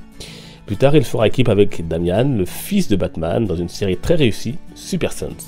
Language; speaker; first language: French; native; French